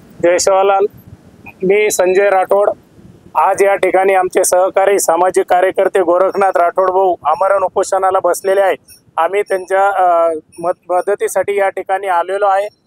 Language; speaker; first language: Marathi; non-native, local second language; Lambadi